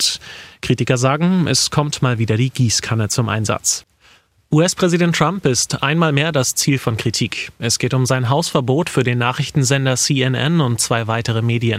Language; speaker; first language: German; native; German